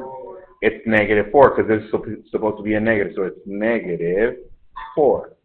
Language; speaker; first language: English; native; English